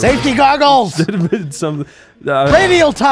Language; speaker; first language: English; native; English